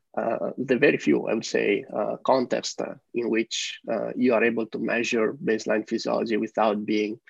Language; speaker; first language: English; non-native, fluent; Italian